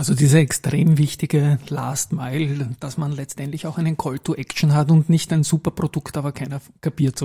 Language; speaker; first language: German; native; German